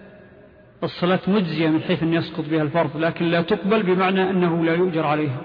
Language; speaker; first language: Arabic; native; Arabic